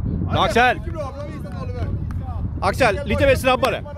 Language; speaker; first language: Swedish; non-native, fluent; Turkish